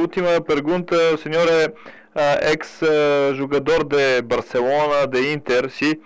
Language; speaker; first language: Portuguese; non-native, learner; Bulgarian